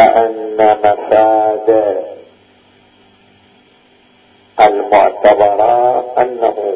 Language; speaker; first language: Arabic; native; Arabic